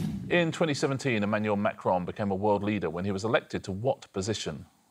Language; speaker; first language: English; native; English